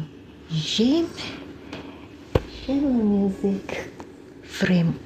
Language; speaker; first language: French; non-native, learner; English